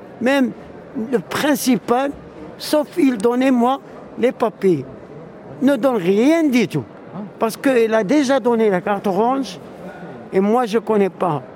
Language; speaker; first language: French; non-native, local second language; Arabic